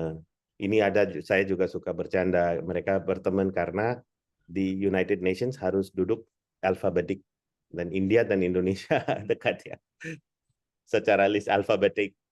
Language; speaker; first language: Indonesian; non-native, fluent; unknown